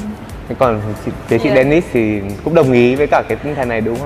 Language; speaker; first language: Vietnamese; native; Vietnamese